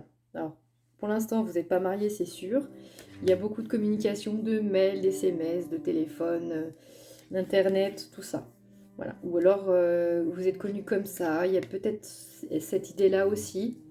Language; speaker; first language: French; native; French